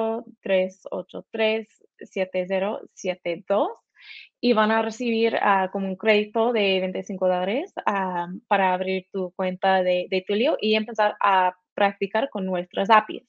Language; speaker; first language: Spanish; early bilingual, heritage; Spanish